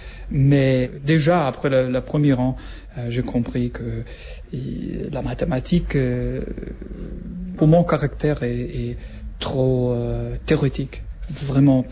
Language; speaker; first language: French; non-native, learner; German